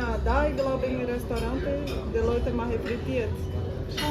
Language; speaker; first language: German; non-native, learner; Portuguese